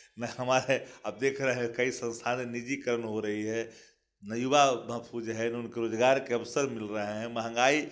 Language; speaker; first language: Hindi; native; Hindi